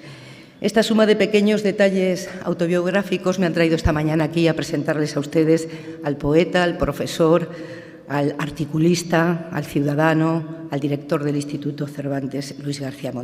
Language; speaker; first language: Spanish; native; Spanish